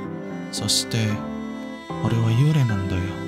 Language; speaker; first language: Japanese; non-native, learner; Indonesian